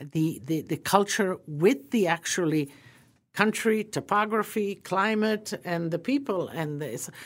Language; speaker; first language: English; early bilingual, other home language; Croatian